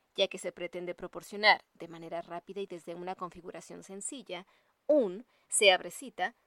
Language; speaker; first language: Spanish; native; Spanish